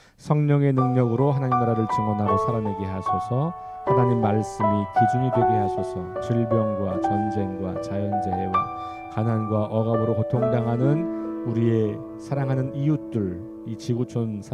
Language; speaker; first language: Korean; native; Korean